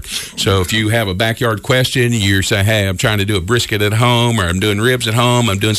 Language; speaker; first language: English; native; English